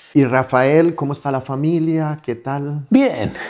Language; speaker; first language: Spanish; native; Spanish